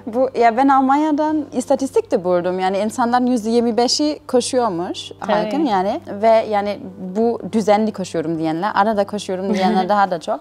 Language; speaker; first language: Turkish; non-native, fluent; German